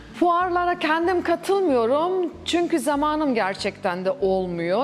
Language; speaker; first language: Turkish; early bilingual, heritage; Turkish